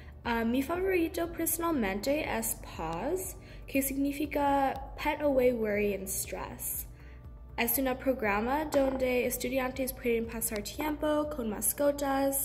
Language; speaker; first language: Spanish; non-native, learner; English